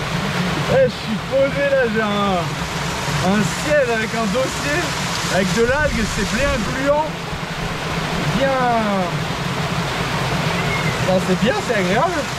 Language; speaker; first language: French; native; French